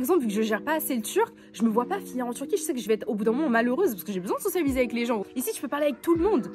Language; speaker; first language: French; early bilingual, other home language; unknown